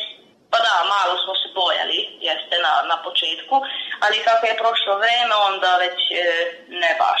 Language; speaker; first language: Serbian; non-native, local second language; Hungarian